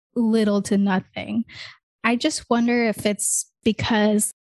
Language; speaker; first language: English; native; English